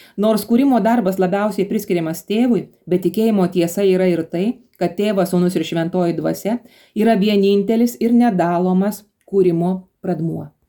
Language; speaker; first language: Lithuanian; native; Lithuanian